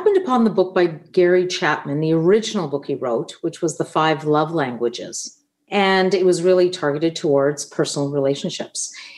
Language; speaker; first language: English; non-native, fluent; Italian